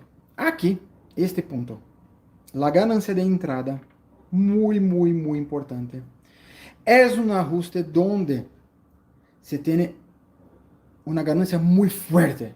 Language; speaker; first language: Spanish; non-native, fluent; Portuguese